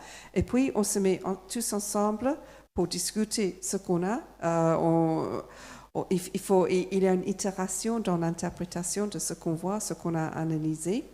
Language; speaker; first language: French; non-native, fluent; English